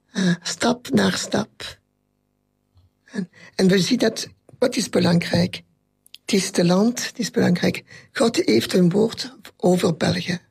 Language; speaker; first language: Dutch; non-native, local second language; French